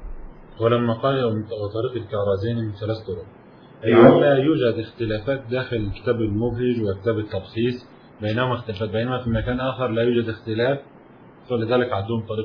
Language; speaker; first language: Arabic; native; Arabic